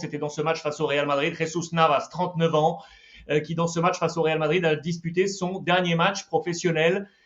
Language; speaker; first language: French; native; French